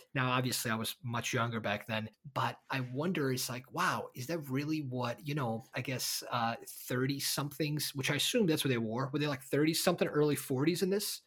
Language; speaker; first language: English; early bilingual, other home language; Bosnian